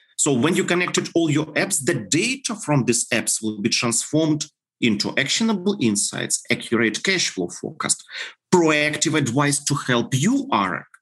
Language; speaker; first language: English; non-native, fluent; Ukrainian